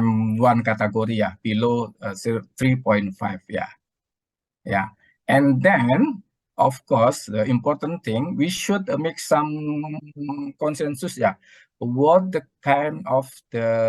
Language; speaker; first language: English; non-native, learner; Indonesian